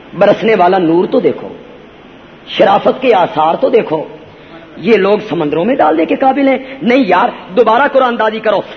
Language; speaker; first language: Urdu; non-native, local second language; Punjabi